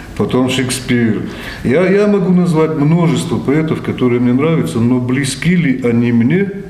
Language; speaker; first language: Russian; non-native, local second language; Ossetic